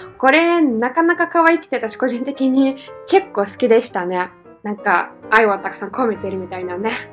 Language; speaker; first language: Japanese; non-native, fluent; Russian